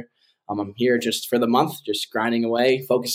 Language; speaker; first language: English; native; English